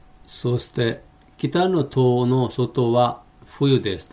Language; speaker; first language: Japanese; non-native, fluent; Hindi